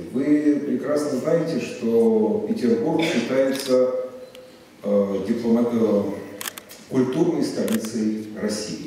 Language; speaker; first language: Russian; native; Russian